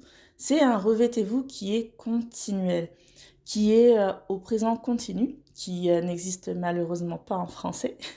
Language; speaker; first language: French; native; French